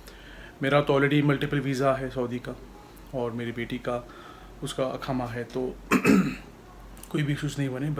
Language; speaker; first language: Hindi; native; Hindi